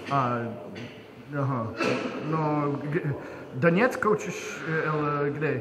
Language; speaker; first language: Russian; non-native, learner; English